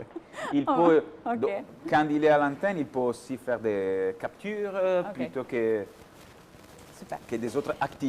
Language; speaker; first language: French; non-native, fluent; Italian